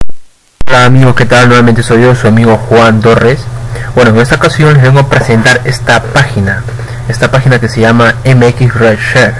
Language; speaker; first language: Spanish; native; Spanish